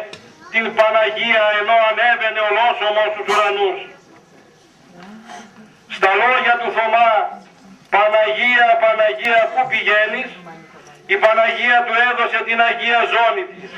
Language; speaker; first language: Greek; native; Greek